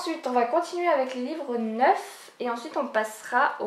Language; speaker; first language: French; native; French